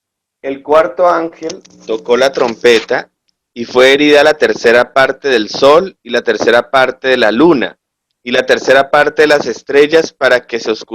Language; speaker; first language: Spanish; native; Spanish